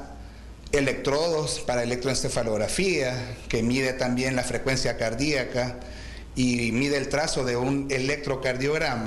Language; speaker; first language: Spanish; native; Spanish